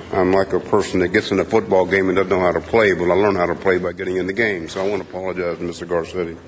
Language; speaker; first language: English; native; English